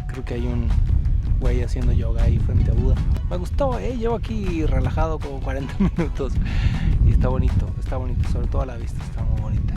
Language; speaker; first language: Spanish; native; Spanish